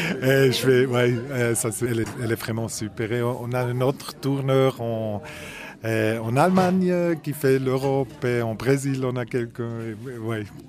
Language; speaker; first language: French; non-native, fluent; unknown